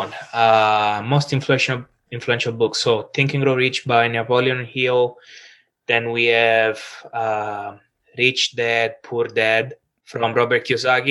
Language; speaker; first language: English; non-native, fluent; Italian